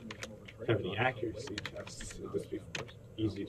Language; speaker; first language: English; native; English